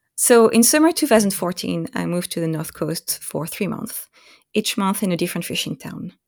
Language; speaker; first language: English; non-native, fluent; French